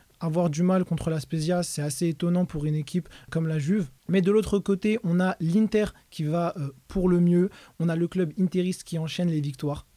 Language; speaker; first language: French; native; French